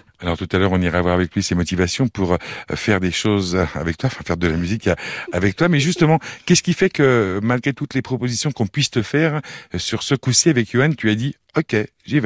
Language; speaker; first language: French; native; French